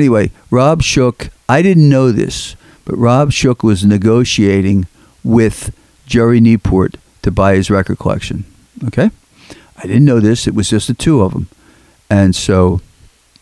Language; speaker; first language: English; native; English